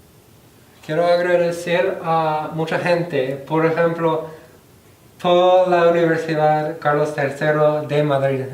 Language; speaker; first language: Spanish; non-native, fluent; English